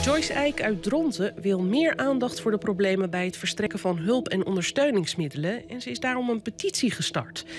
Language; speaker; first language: Dutch; native; Dutch